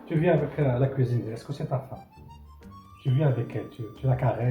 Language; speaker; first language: French; non-native, local second language; Arabic